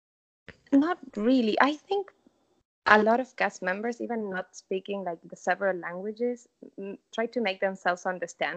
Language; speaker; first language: English; non-native, fluent; Spanish